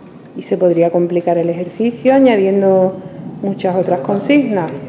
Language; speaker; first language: Spanish; native; Spanish